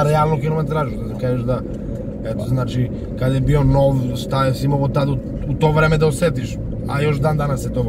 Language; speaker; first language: Serbian; native; Serbian